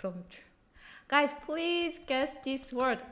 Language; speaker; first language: English; non-native, fluent; Korean